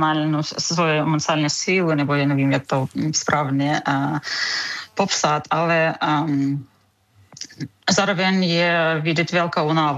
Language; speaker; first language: Czech; non-native, fluent; Ukrainian